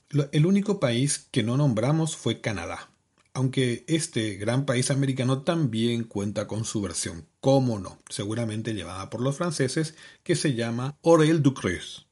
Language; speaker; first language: Spanish; native; Spanish